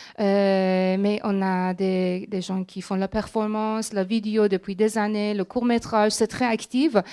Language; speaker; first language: French; non-native, fluent; Persian